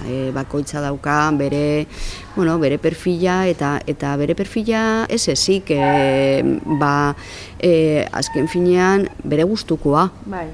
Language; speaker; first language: Basque; non-native, local second language; Spanish